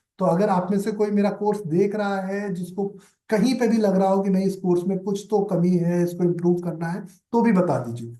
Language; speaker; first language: Hindi; native; Hindi